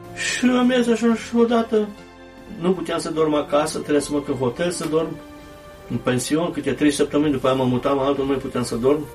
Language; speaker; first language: Romanian; early bilingual, heritage; Romanian